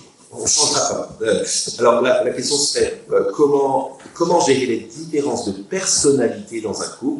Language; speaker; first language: French; native; French